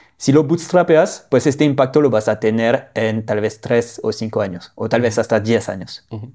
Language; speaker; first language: Spanish; non-native, fluent; French